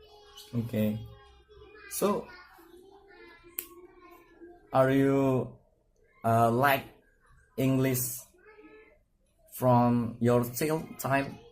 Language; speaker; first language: English; non-native, learner; Indonesian